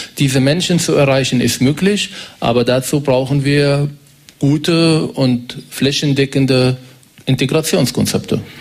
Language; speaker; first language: German; non-native, fluent; Arabic